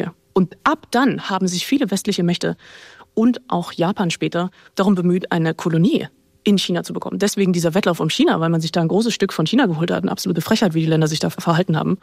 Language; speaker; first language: German; native; German